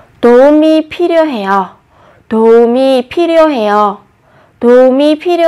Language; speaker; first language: Korean; non-native, fluent; Vietnamese